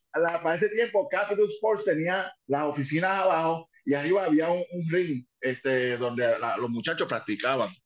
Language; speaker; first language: Spanish; early bilingual, heritage; Spanish